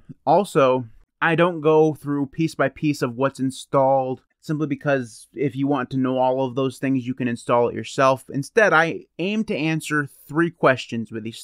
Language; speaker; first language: English; native; English